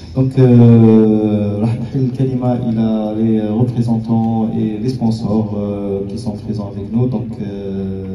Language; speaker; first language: French; non-native, local second language; Arabic